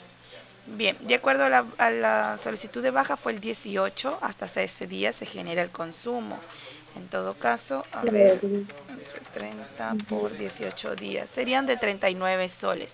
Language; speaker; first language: Spanish; native; Spanish